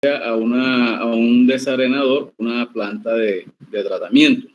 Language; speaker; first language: Spanish; native; Spanish